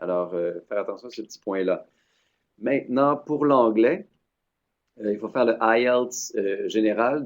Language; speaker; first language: French; native; French